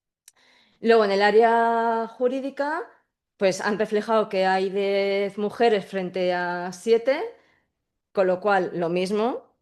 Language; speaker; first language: Spanish; native; Spanish